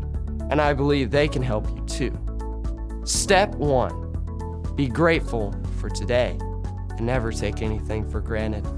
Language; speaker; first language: English; native; English